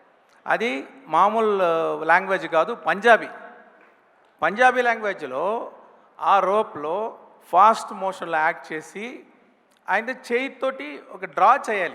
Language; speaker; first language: Telugu; non-native, local second language; Tamil